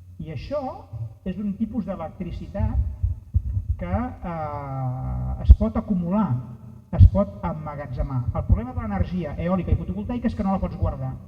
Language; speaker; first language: Catalan; native; Catalan